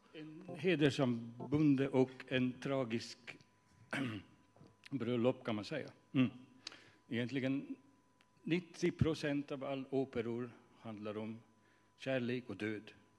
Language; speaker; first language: Swedish; non-native, fluent; Hungarian